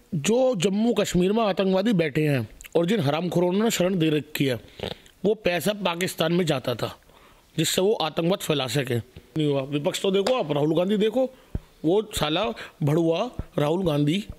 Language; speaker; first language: Hindi; native; Hindi